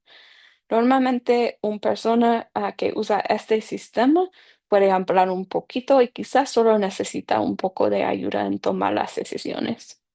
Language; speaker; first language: Spanish; non-native, fluent; English